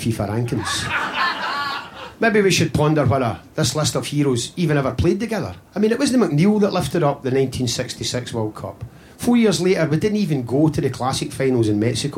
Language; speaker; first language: English; native; English